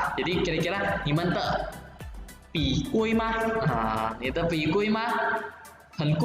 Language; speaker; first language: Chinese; non-native, fluent; Indonesian